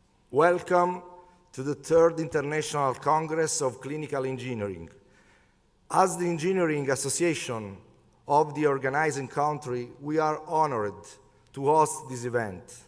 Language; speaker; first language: English; non-native, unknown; Italian